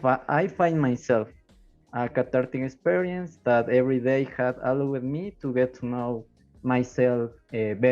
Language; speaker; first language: English; non-native, learner; Spanish